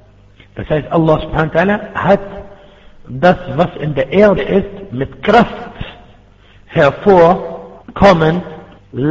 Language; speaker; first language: German; non-native, fluent; Arabic